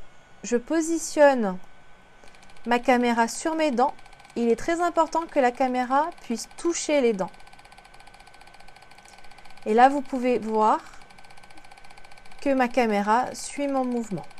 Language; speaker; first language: French; native; French